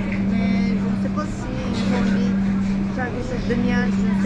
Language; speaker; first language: French; non-native, learner; Turkish